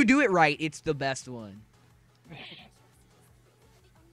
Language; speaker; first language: English; native; English